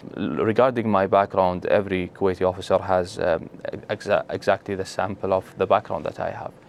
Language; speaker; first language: English; non-native, fluent; Arabic